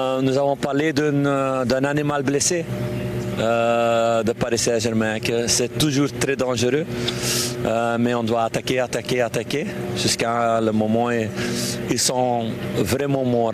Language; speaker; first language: French; non-native, local second language; Dutch